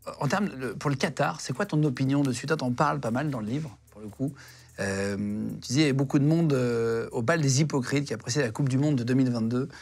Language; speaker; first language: French; native; French